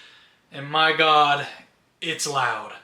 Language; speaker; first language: English; native; English